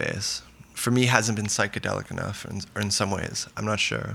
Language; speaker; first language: English; native; English